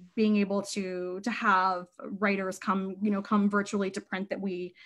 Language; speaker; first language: English; native; English